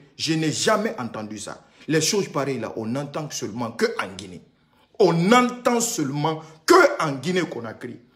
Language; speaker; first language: French; non-native, local second language; Susu